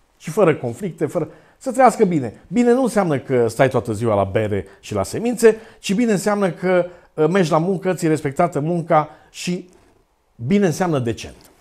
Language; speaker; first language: Romanian; native; Romanian